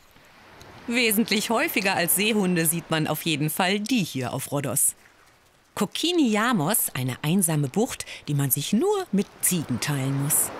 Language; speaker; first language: German; native; German